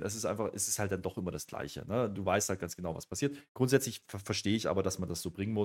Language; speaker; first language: German; native; German